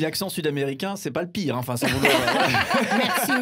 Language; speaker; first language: French; native; French